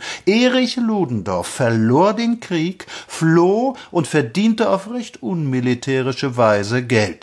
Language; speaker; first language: German; native; German